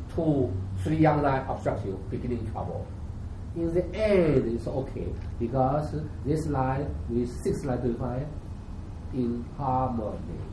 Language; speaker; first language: English; non-native, learner; Chinese